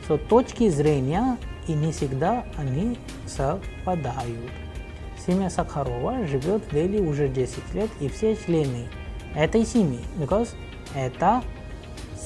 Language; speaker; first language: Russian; non-native, fluent; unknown